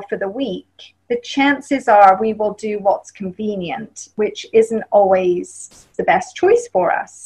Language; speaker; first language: English; native; English